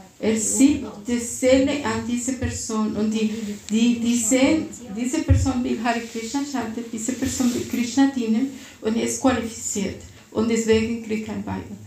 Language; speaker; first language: German; non-native, fluent; Russian